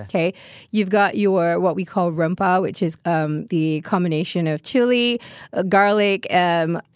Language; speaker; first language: English; native; English